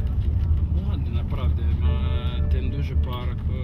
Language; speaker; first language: Polish; non-native, learner; Italian